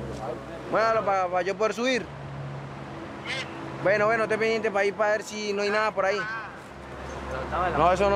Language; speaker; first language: Spanish; native; Spanish